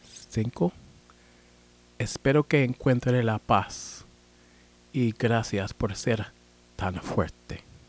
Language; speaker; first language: Spanish; non-native, learner; English